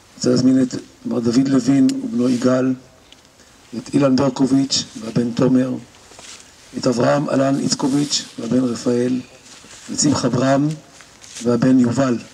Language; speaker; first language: Hebrew; native; Hebrew